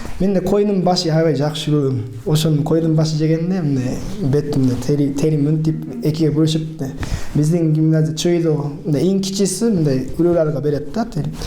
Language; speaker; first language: Kyrgyz; non-native, learner; Japanese